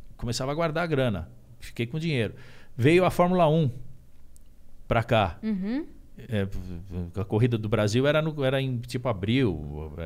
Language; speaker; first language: Portuguese; native; Portuguese